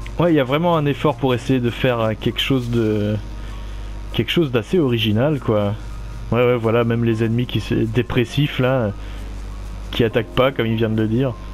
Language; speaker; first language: French; native; French